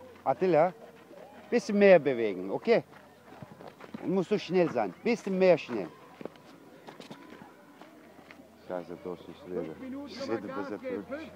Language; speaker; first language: German; non-native, learner; Turkish